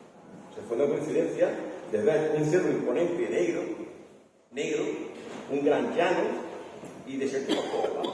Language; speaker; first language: Spanish; native; Spanish